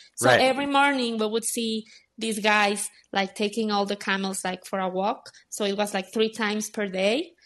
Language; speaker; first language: English; non-native, fluent; Spanish